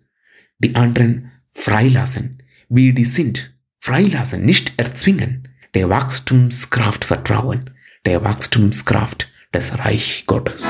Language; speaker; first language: German; non-native, fluent; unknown